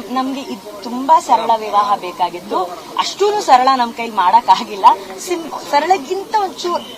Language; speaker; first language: Kannada; non-native, local second language; Tulu